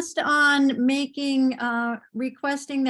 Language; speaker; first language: English; native; English